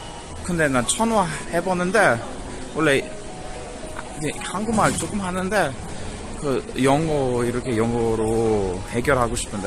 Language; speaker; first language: Korean; non-native, learner; English